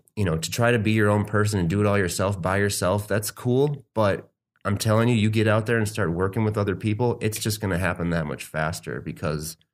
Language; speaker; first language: English; native; English